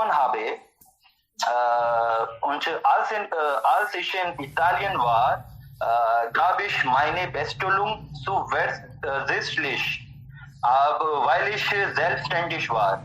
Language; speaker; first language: German; non-native, learner; Hindi